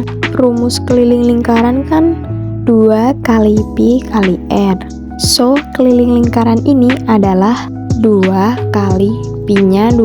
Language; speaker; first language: Indonesian; native; Indonesian